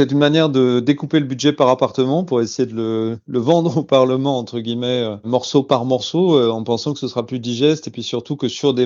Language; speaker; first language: French; native; French